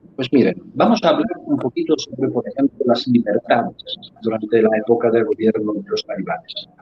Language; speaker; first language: Spanish; non-native, fluent; Polish